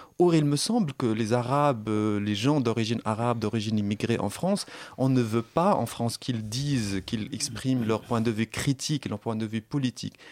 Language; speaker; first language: French; non-native, local second language; Arabic